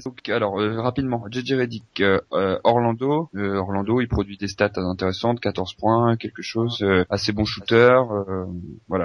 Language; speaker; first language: French; native; French